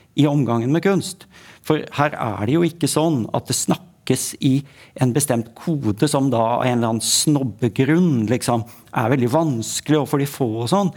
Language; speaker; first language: Norwegian; native; Norwegian